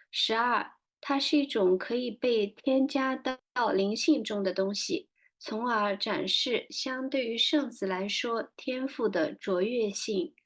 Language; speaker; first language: Chinese; native; Chinese